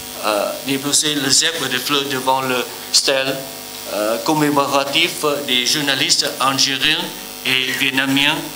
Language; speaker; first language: French; non-native, learner; Vietnamese